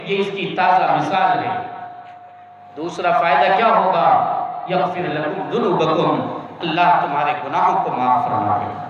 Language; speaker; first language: Urdu; native; Urdu